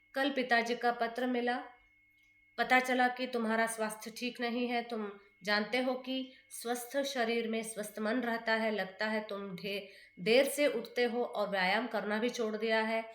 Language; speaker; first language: Hindi; non-native, local second language; Kannada